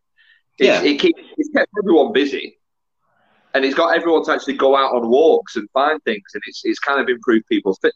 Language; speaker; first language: English; native; English